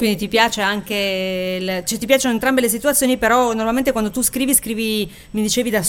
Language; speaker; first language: Italian; native; Italian